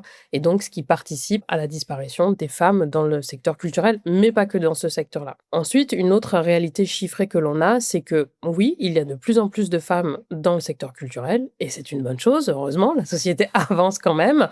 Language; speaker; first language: French; native; French